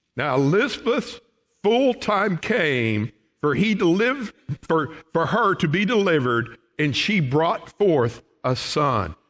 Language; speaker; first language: English; native; English